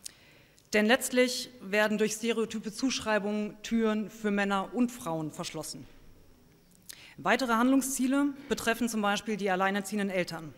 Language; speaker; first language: German; native; German